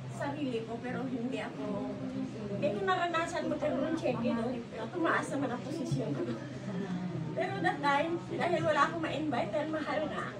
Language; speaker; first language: Filipino; non-native, local second language; Cebuano